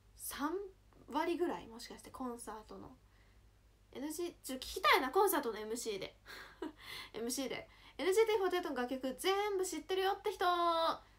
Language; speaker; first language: Japanese; native; Japanese